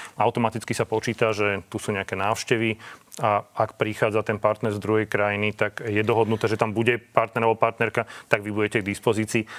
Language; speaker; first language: Slovak; native; Slovak